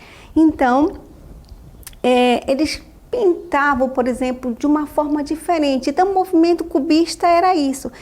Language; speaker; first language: Portuguese; native; Portuguese